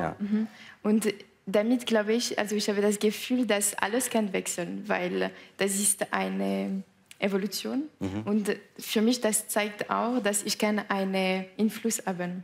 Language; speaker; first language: German; non-native, local second language; French